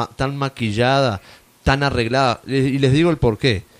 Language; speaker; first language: Spanish; native; Spanish